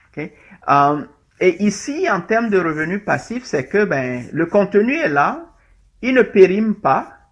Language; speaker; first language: French; non-native, local second language; Ewe